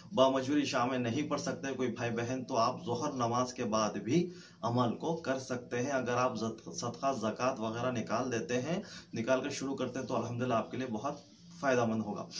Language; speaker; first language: Urdu; native; Urdu